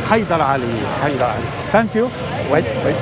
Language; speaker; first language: English; non-native, learner; Arabic